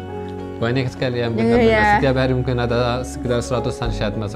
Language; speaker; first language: Indonesian; non-native, fluent; Arabic